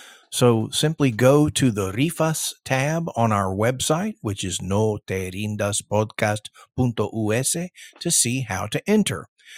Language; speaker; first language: English; native; English